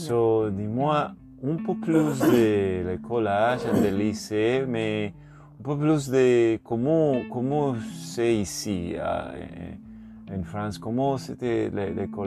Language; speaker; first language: French; non-native, learner; Spanish